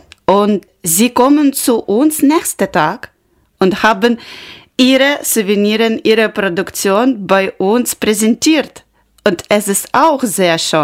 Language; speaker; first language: German; non-native, learner; Ukrainian